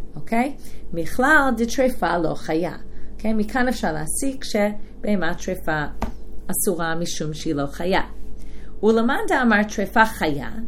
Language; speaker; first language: Hebrew; non-native, fluent; English